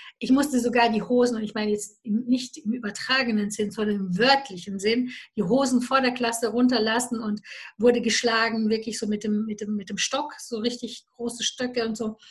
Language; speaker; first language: German; native; German